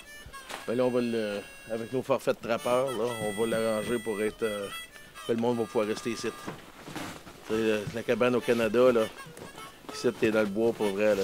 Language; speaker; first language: French; native; French